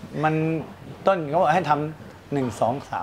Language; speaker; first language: Thai; native; Thai